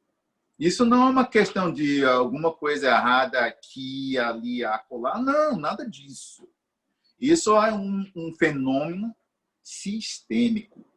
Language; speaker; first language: Portuguese; non-native, fluent; English